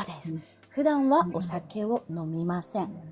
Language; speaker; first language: Japanese; non-native, fluent; Filipino